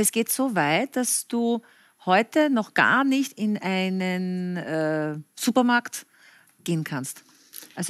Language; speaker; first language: German; native; German